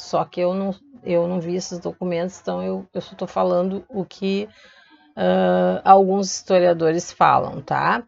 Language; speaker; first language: Portuguese; native; Portuguese